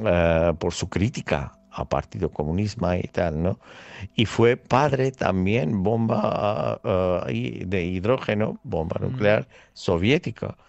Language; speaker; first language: Spanish; non-native, fluent; Armenian